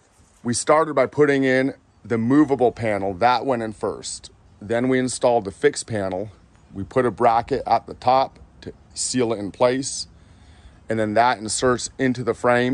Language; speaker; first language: English; native; English